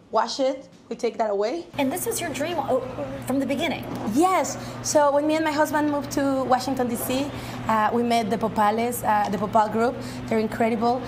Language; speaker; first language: English; non-native, fluent; Spanish